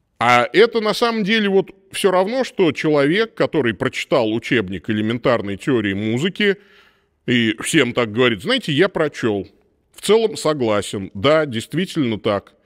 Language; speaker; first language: Russian; native; Russian